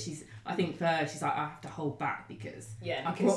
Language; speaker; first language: English; native; English